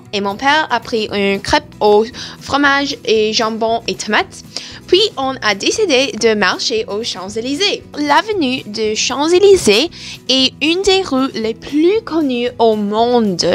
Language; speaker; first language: French; non-native, learner; English